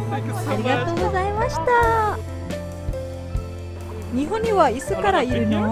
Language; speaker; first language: Japanese; non-native, fluent; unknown